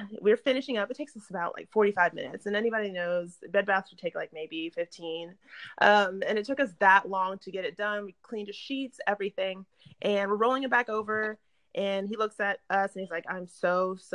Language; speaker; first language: English; native; English